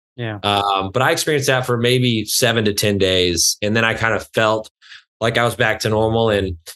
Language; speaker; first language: English; native; English